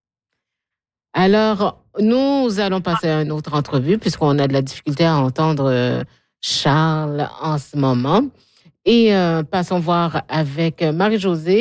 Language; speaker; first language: French; native; French